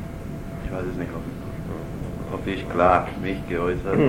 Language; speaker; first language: German; non-native, learner; Spanish